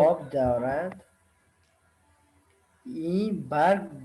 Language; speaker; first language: Persian; non-native, learner; Urdu